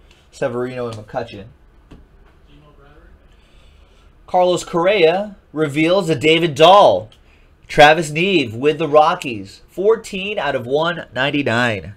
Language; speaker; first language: English; native; English